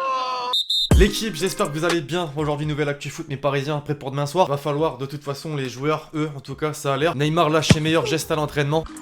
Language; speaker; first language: French; native; French